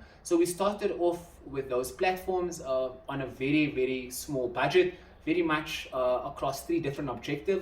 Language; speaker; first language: English; non-native, local second language; Afrikaans